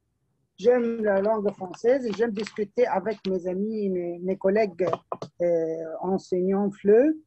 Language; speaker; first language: French; non-native, fluent; Arabic